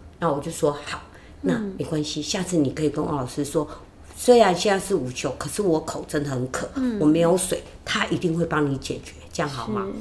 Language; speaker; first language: Chinese; native; Chinese